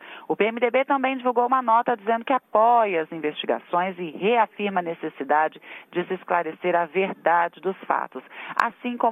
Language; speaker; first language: Portuguese; native; Portuguese